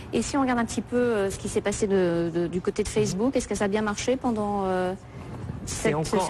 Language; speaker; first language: French; native; French